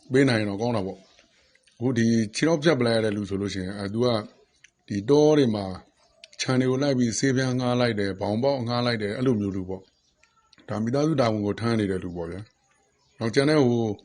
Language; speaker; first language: Burmese; native; Burmese